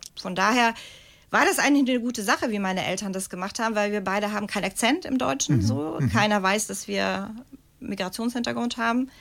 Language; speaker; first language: German; early bilingual, other home language; Czech